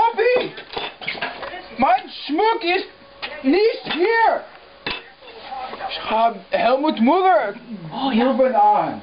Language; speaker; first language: German; non-native, learner; English